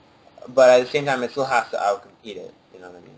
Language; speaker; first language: English; native; English